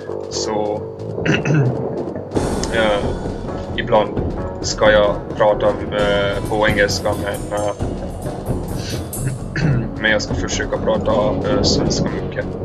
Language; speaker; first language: Swedish; non-native, learner; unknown